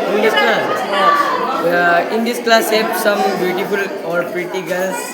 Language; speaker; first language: English; non-native, local second language; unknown